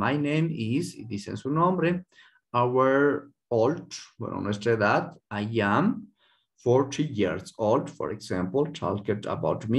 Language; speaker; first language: Spanish; native; Spanish